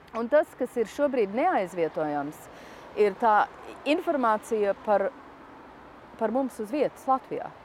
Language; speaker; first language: Latvian; early bilingual, heritage; Latvian